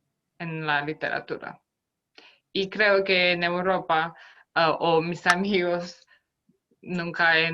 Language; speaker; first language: Spanish; non-native, fluent; Romanian